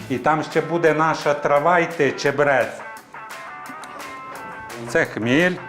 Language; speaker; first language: Ukrainian; native; Ukrainian